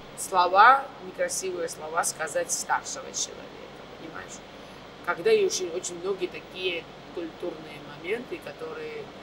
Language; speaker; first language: Russian; non-native, fluent; Georgian